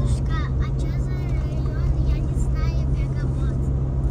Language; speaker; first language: Russian; non-native, learner; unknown